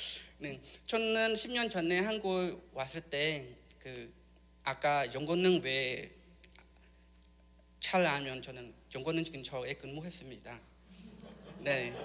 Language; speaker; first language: Korean; non-native, learner; Khmer